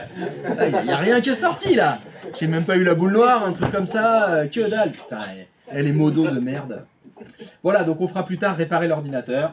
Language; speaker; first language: French; native; French